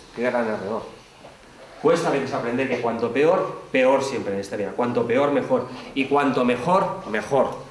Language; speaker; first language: Spanish; non-native, local second language; Catalan